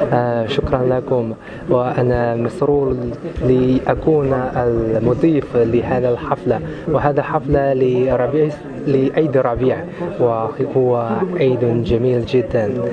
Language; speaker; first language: Arabic; non-native, learner; Chinese